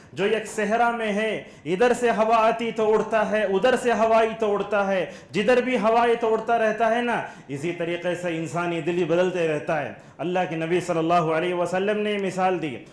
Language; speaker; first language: Urdu; native; Urdu